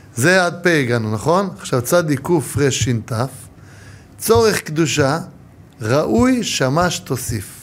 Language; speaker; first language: Hebrew; native; Hebrew